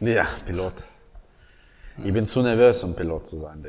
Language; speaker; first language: German; non-native, fluent; Russian